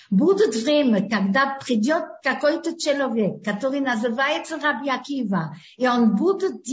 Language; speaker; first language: Russian; early bilingual, heritage; Hebrew